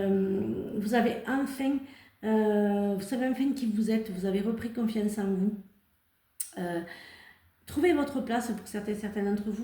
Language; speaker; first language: French; native; French